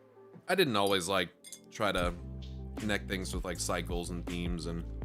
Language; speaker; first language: English; native; English